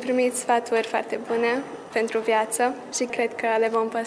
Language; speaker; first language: Romanian; early bilingual, heritage; Romanian